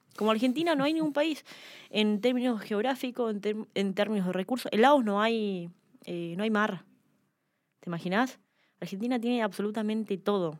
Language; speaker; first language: Spanish; early bilingual, other home language; Lao